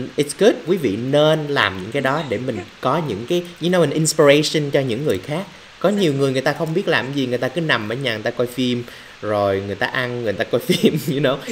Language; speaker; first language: Vietnamese; early bilingual, other home language; English